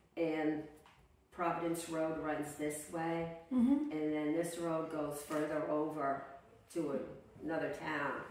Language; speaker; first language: English; native; English